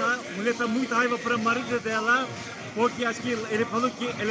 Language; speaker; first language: Portuguese; non-native, learner; Turkish